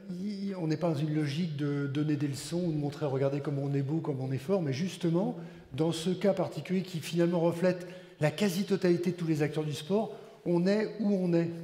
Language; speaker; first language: French; native; French